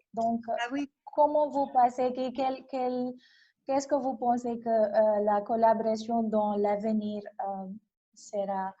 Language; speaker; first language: French; non-native, learner; Malayalam